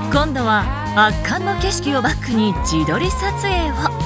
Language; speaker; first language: Japanese; native; Japanese